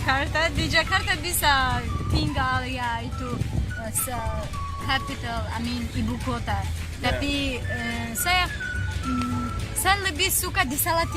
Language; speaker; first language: Indonesian; non-native, learner; Tajik